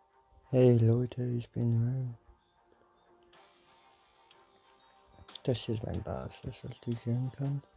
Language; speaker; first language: German; non-native, learner; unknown